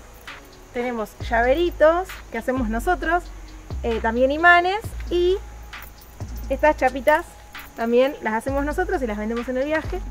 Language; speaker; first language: Spanish; native; Spanish